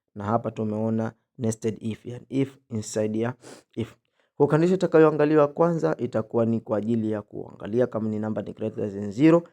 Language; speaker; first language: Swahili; native; Swahili